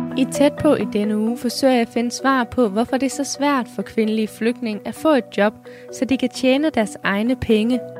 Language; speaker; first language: Danish; native; Danish